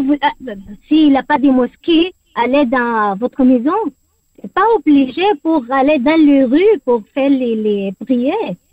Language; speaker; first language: French; non-native, learner; Arabic